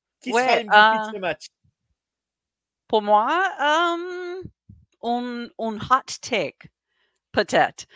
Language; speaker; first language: French; non-native, learner; English